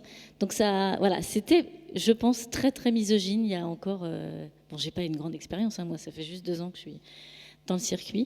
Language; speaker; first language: French; native; French